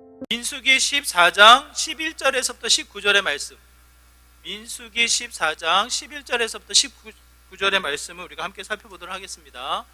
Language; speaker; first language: Korean; native; Korean